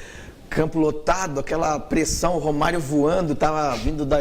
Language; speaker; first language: Portuguese; native; Portuguese